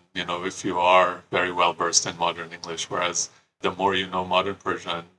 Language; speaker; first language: English; early bilingual, other home language; Persian